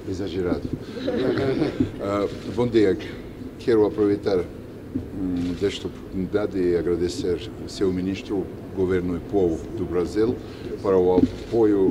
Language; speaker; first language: Portuguese; non-native, fluent; Georgian